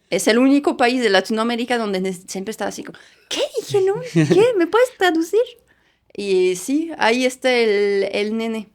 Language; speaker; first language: Spanish; non-native, fluent; French